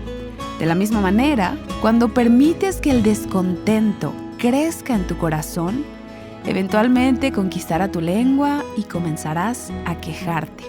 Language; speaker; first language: Spanish; native; Spanish